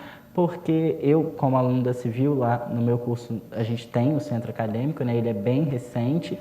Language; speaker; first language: Portuguese; native; Portuguese